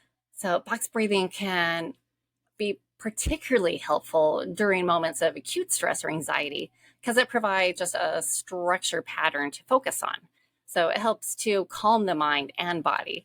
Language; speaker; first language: English; native; English